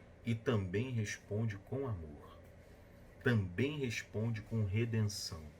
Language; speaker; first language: Portuguese; native; Portuguese